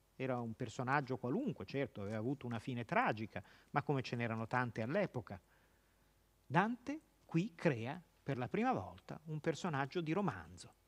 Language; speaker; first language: Italian; native; Italian